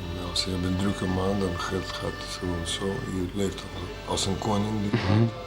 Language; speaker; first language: Dutch; non-native, fluent; Russian